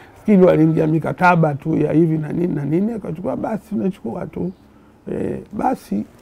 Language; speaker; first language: Swahili; native; Swahili